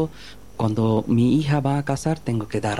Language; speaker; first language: Spanish; non-native, learner; Bangla